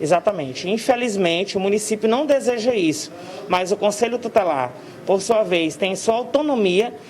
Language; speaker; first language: Portuguese; native; Portuguese